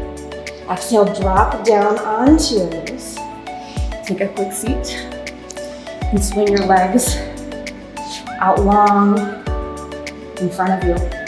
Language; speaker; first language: English; native; English